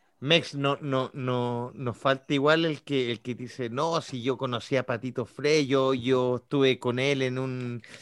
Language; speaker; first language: Spanish; native; Spanish